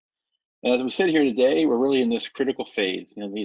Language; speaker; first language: English; native; English